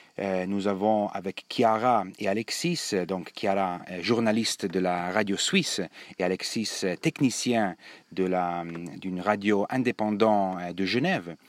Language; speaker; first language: French; non-native, learner; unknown